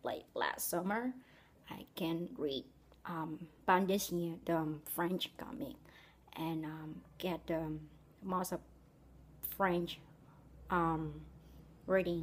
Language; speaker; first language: English; non-native, learner; Vietnamese